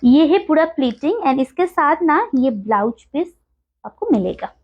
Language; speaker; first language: Hindi; non-native, local second language; Bangla